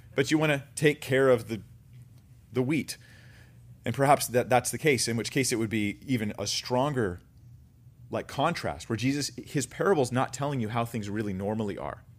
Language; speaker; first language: English; native; English